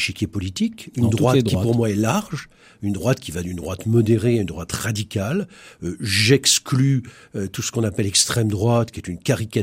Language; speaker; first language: French; native; French